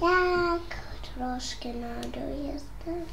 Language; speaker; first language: Polish; early bilingual, heritage; Polish